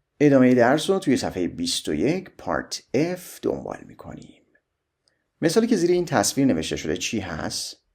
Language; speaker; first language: Persian; native; Persian